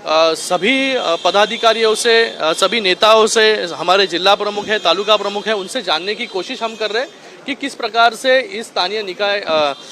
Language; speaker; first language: Hindi; non-native, local second language; Marathi